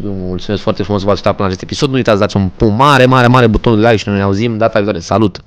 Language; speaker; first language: Romanian; native; Romanian